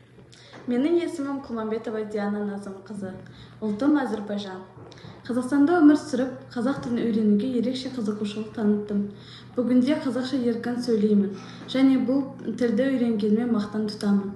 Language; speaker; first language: Kazakh; non-native, local second language; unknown